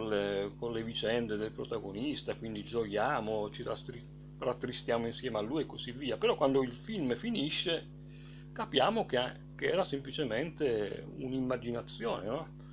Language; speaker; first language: Italian; native; Italian